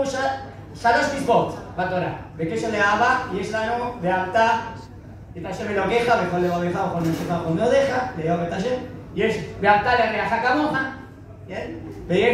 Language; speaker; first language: Hebrew; non-native, fluent; Spanish